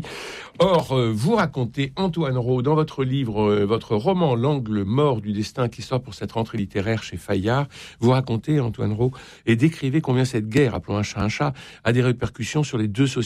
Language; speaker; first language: French; native; French